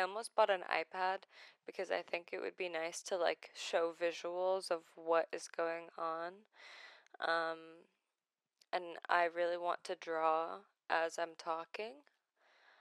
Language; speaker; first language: English; non-native, fluent; Arabic